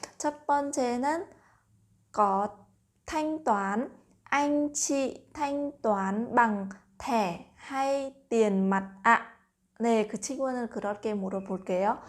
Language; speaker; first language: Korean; non-native, fluent; Vietnamese